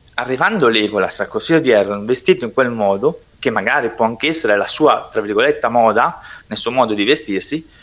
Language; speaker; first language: Italian; non-native, local second language; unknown